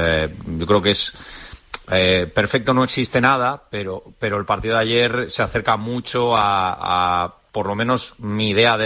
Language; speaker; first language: Spanish; native; Spanish